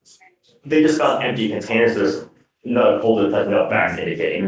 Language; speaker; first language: English; native; English